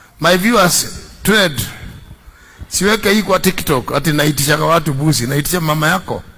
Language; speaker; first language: Swahili; non-native, local second language; Kikuyu